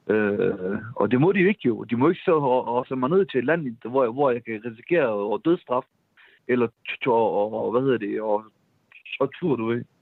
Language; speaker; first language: Danish; early bilingual, other home language; Persian